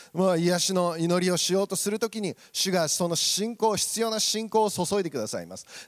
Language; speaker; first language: Japanese; native; Japanese